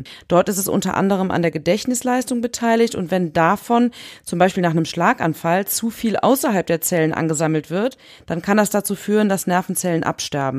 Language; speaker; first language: German; native; German